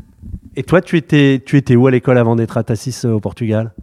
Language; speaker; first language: French; native; French